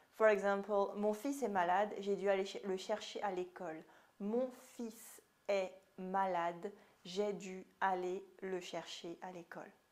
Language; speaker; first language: French; native; French